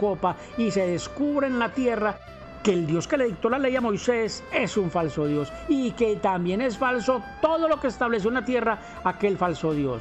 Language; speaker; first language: Spanish; native; Spanish